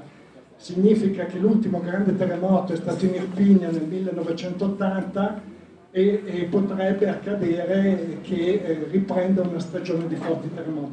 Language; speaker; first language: Italian; native; Italian